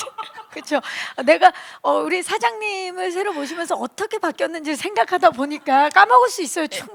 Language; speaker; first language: Korean; native; Korean